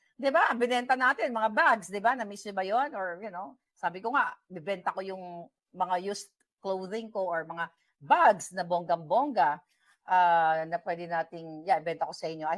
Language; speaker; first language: Filipino; native; Filipino